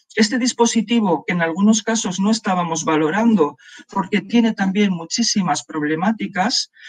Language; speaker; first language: Spanish; non-native, local second language; Basque